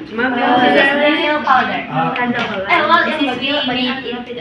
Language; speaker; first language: English; non-native, learner; Indonesian